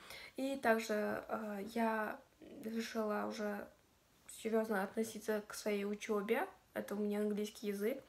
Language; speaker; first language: Russian; non-native, local second language; Kazakh